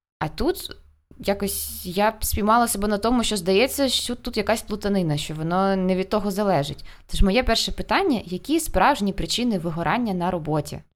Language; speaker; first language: Ukrainian; native; Ukrainian